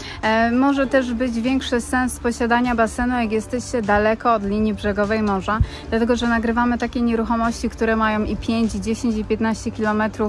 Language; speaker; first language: Polish; native; Polish